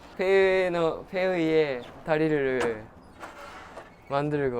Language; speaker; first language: Korean; non-native, learner; Japanese